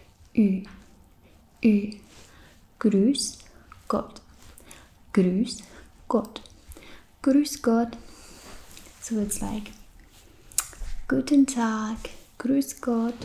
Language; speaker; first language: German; non-native, fluent; Czech